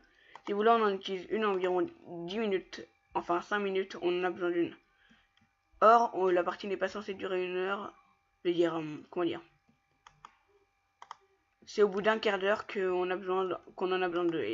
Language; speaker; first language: French; native; French